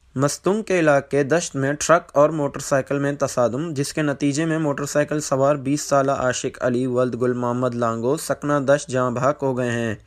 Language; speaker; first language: Urdu; non-native, local second language; Baluchi